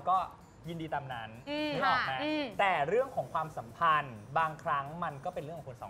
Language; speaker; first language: Thai; native; Thai